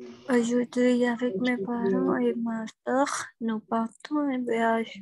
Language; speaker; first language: French; non-native, learner; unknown